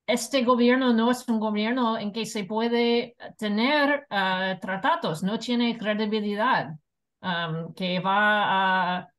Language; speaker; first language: Spanish; non-native, fluent; English